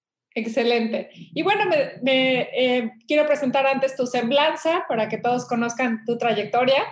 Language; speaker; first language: Spanish; native; Spanish